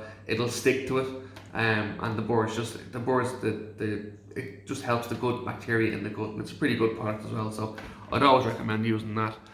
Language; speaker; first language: English; native; English